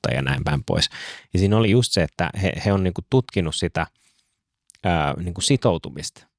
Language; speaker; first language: Finnish; native; Finnish